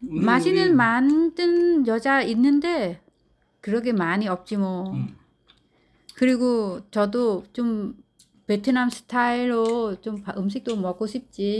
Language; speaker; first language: Korean; non-native, learner; Vietnamese